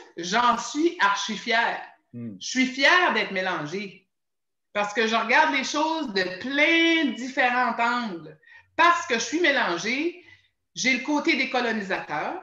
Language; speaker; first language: French; native; French